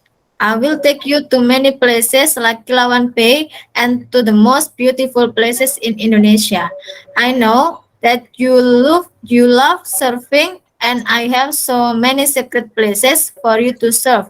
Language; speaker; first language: English; non-native, learner; Indonesian